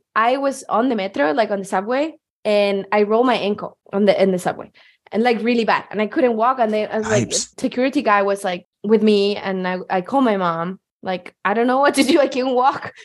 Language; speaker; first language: English; non-native, fluent; Spanish